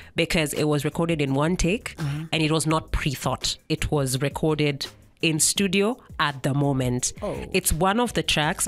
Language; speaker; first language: English; non-native, local second language; Kamba